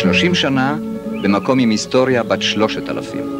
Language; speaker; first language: Hebrew; native; Hebrew